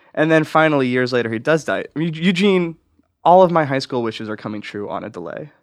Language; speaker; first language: English; native; English